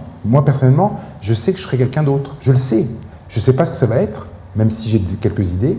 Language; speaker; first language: French; native; French